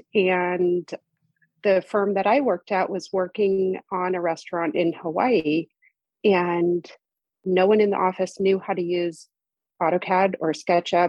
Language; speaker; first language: English; native; English